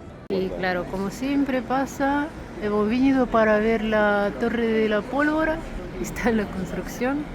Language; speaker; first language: Spanish; non-native, fluent; Russian